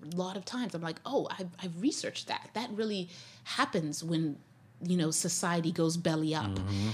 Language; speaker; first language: English; native; English